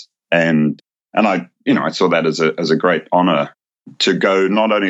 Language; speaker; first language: English; native; English